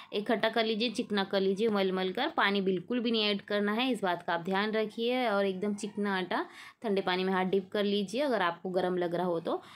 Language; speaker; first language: Hindi; native; Hindi